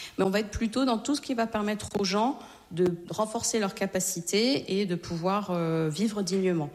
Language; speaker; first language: French; native; French